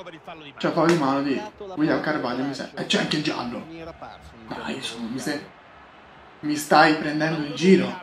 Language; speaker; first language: Italian; native; Italian